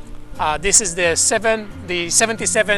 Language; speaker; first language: English; non-native, fluent; Hebrew